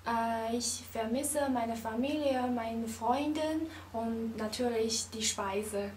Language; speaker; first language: German; non-native, learner; Chinese